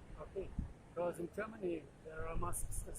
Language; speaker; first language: English; non-native, fluent; German